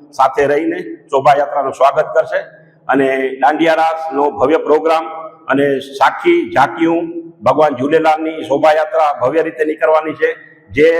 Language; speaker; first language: Gujarati; non-native, local second language; Sindhi